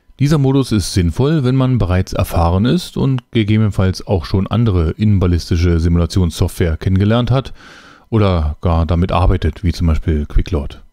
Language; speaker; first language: German; native; German